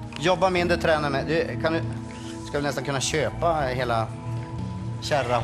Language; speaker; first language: Swedish; native; Swedish